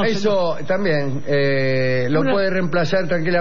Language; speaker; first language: Spanish; native; Spanish